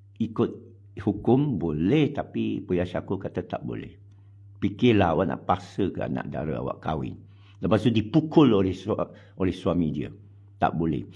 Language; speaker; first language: Malay; non-native, local second language; Chinese